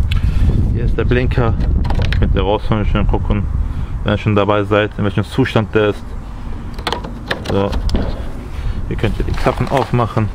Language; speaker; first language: German; early bilingual, other home language; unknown